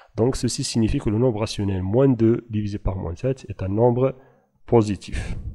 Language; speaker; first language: French; non-native, local second language; Arabic